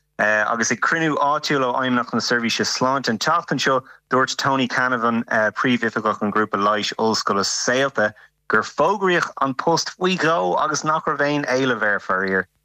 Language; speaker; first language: Irish; non-native, local second language; English